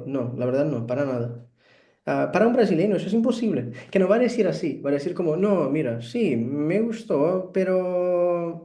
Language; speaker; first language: Spanish; non-native, fluent; Portuguese